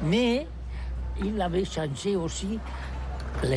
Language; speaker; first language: French; non-native, learner; Catalan